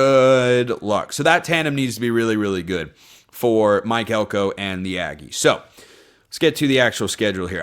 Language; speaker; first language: English; native; English